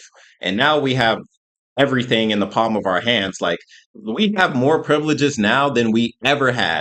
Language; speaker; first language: English; native; English